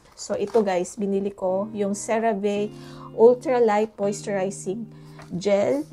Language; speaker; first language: Filipino; non-native, local second language; Cebuano